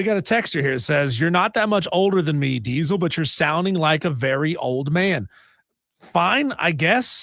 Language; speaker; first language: English; native; English